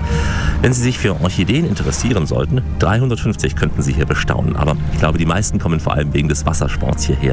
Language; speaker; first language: German; native; German